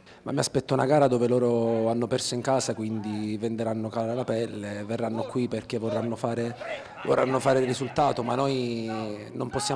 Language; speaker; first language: Italian; native; Italian